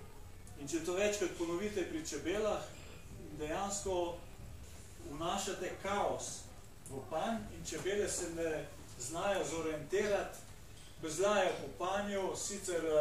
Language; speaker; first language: Slovenian; native; Slovenian